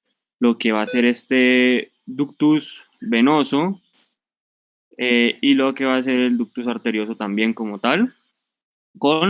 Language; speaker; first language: Spanish; native; Spanish